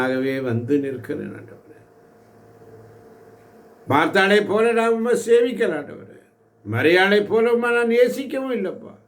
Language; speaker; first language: Tamil; native; Tamil